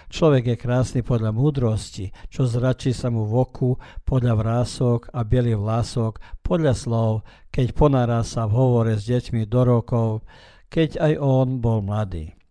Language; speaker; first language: Slovak; early bilingual, heritage; Slovak